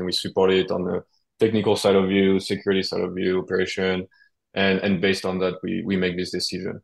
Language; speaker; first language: English; non-native, fluent; French